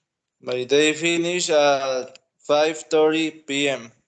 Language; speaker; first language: English; non-native, learner; Spanish